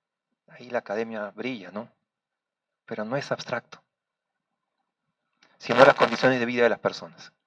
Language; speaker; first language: Spanish; native; Spanish